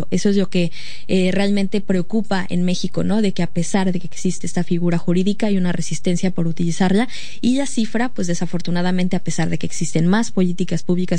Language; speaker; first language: Spanish; native; Spanish